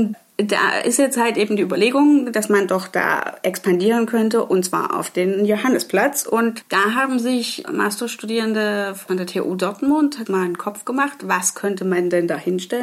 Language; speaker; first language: German; native; German